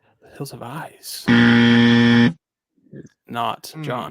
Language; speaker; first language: English; native; English